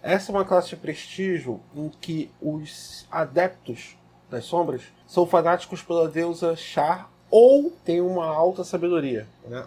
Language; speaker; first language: Portuguese; native; Portuguese